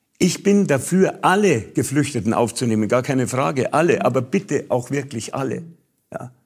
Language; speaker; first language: German; native; German